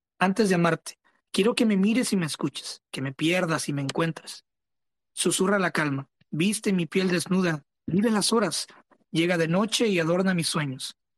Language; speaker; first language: Spanish; early bilingual, heritage; Spanish